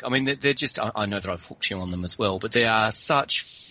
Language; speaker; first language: English; native; English